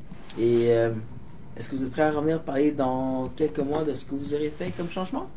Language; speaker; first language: French; native; French